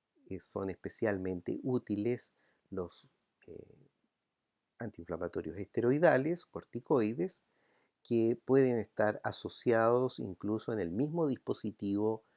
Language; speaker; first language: Spanish; native; Spanish